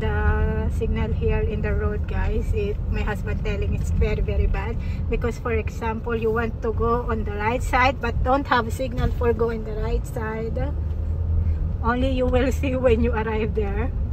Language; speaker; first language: English; non-native, learner; Filipino